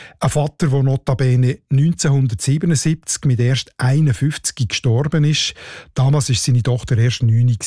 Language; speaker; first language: German; native; German